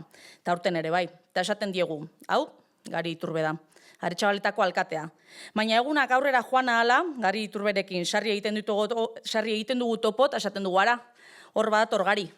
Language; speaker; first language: Basque; native; Basque